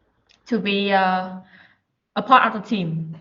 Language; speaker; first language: English; non-native, learner; Vietnamese